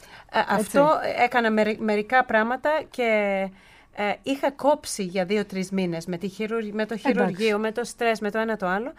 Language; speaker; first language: Greek; early bilingual, heritage; Greek